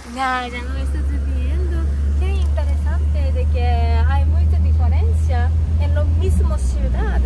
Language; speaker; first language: Spanish; non-native, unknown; Japanese